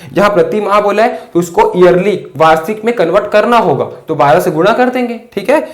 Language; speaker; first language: Hindi; native; Hindi